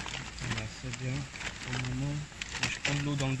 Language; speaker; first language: French; native; French